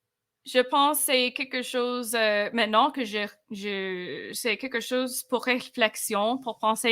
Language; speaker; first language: French; non-native, fluent; English